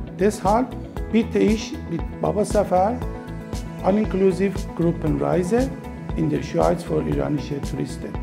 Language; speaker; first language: German; non-native, fluent; Persian